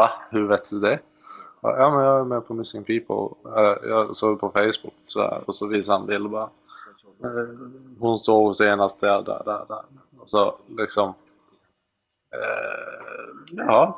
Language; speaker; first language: Swedish; native; Swedish